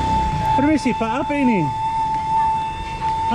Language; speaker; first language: Indonesian; non-native, learner; English